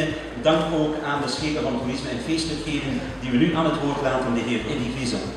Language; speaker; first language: Dutch; native; Dutch